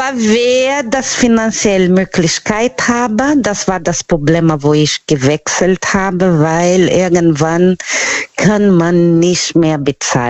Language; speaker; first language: German; non-native, learner; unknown